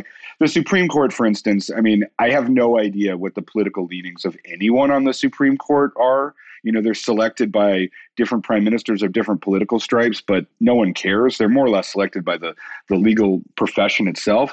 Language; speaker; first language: English; native; English